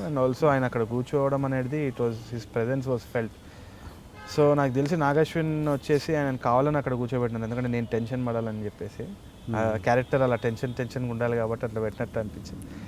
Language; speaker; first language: Telugu; native; Telugu